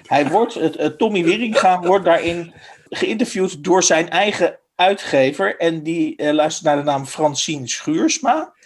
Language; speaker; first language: Dutch; native; Dutch